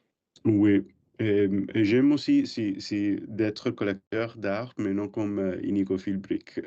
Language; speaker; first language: French; non-native, learner; English